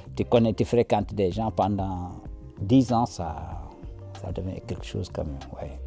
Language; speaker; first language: French; non-native, local second language; Wolof